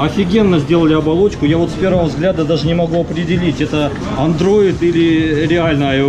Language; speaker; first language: Russian; native; Russian